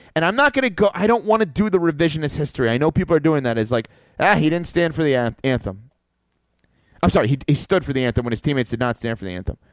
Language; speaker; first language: English; native; English